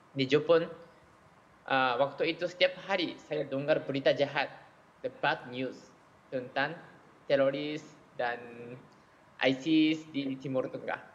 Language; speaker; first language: Malay; non-native, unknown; Japanese